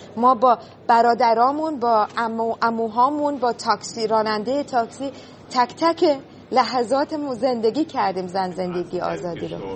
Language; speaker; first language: Persian; native; Persian